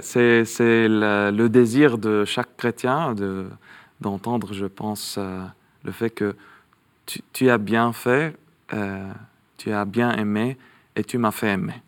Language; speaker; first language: French; non-native, local second language; Arabic